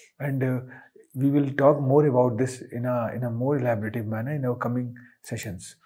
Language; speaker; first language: English; non-native, local second language; Hindi